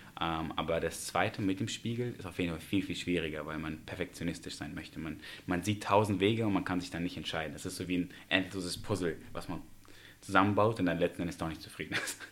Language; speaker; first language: German; early bilingual, other home language; Russian